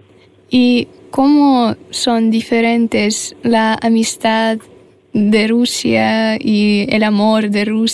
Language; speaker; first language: Spanish; non-native, fluent; Russian